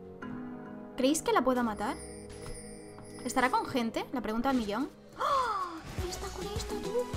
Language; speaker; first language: Spanish; native; Spanish